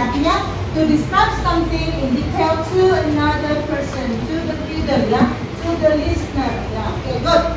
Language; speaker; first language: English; non-native, fluent; Indonesian